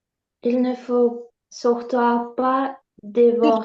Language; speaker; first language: French; non-native, learner; Ukrainian